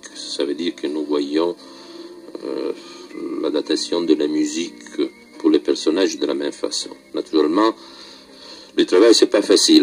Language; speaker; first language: French; non-native, fluent; Italian